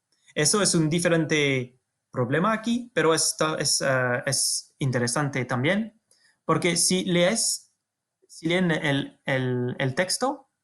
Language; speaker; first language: Spanish; non-native, fluent; French